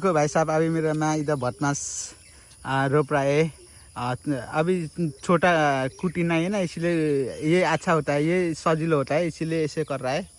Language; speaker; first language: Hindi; non-native, learner; Nepali